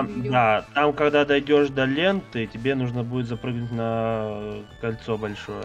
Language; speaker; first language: Russian; native; Russian